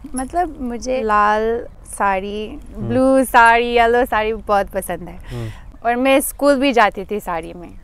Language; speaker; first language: Hindi; non-native, fluent; English